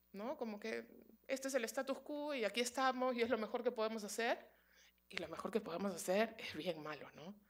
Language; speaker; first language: Spanish; native; Spanish